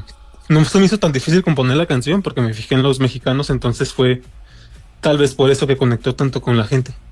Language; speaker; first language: Spanish; native; Spanish